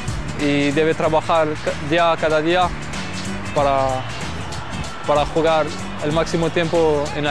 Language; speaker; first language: Spanish; non-native, learner; French